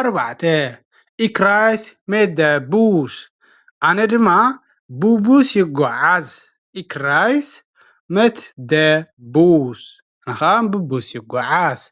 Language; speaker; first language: Dutch; non-native, fluent; Tigrinya